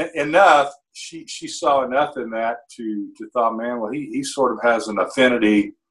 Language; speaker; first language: English; native; English